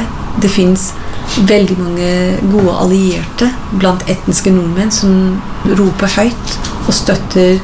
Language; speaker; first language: Norwegian; non-native, fluent; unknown